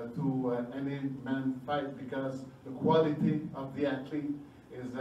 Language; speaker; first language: English; non-native, fluent; French